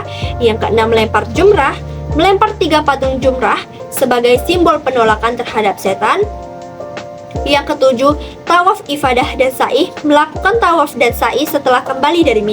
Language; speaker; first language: Indonesian; native; Indonesian